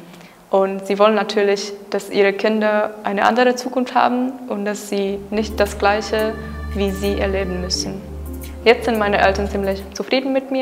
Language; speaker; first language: German; non-native, fluent; Czech